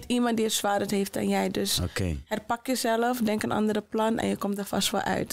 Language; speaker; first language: Dutch; native; Dutch